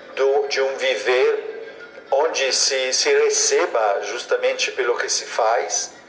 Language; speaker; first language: Portuguese; non-native, fluent; Italian